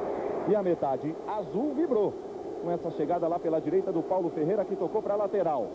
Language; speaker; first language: Portuguese; native; Portuguese